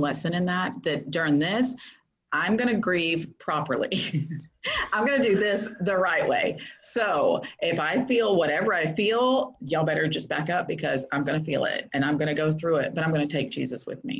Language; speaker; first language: English; native; English